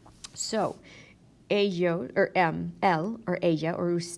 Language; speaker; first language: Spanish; non-native, fluent; English